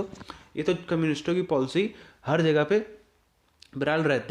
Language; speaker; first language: Hindi; native; Hindi